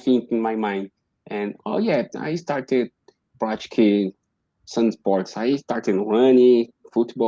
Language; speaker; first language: English; non-native, learner; Portuguese